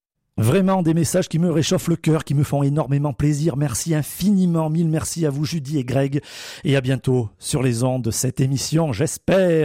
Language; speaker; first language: French; native; French